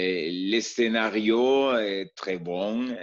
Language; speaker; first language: French; non-native, learner; Spanish